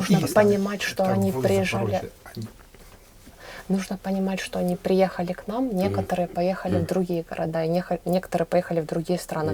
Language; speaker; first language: Russian; native; Russian